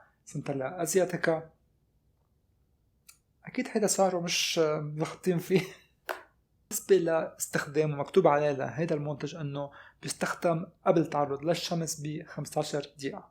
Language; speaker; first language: Arabic; native; Arabic